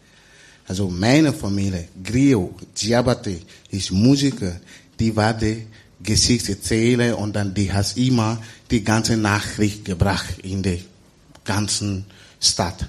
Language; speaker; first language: German; non-native, learner; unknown